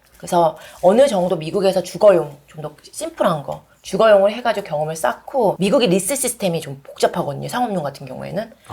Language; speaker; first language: Korean; early bilingual, other home language; English